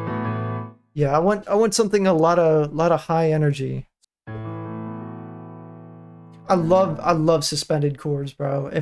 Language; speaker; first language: English; native; English